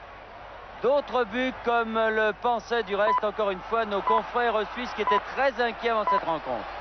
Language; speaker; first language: French; native; French